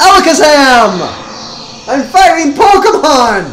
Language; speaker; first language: English; native; English